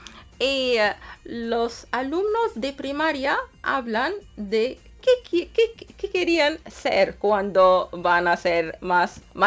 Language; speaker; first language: Spanish; non-native, fluent; Arabic